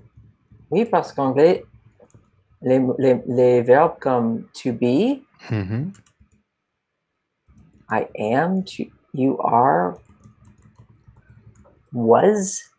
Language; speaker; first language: French; non-native, fluent; English